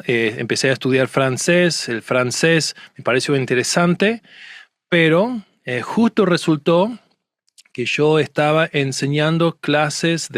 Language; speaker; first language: Spanish; non-native, fluent; English